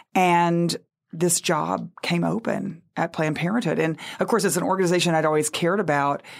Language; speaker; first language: English; native; English